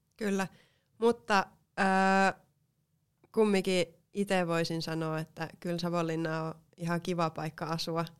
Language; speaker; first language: Finnish; native; Finnish